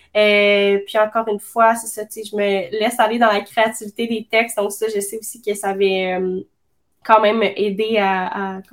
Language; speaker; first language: French; native; French